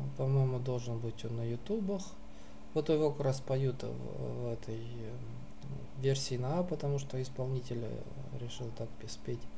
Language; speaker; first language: Russian; native; Russian